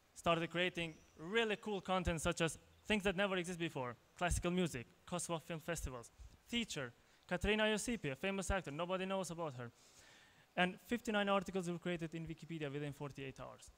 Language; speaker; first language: English; non-native, fluent; Albanian